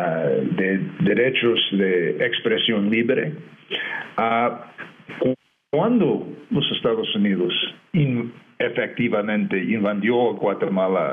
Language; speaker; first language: Spanish; non-native, fluent; English